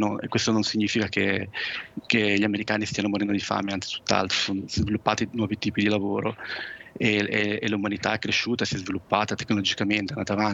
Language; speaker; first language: Italian; native; Italian